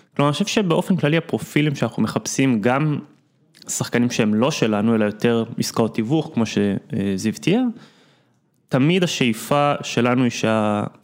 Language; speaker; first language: Hebrew; native; Hebrew